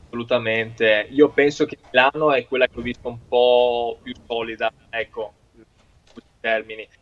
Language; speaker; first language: Italian; native; Italian